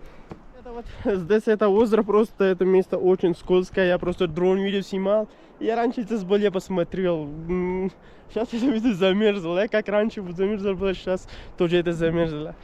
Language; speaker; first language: Russian; non-native, learner; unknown